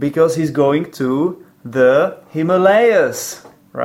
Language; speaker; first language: English; non-native, fluent; Czech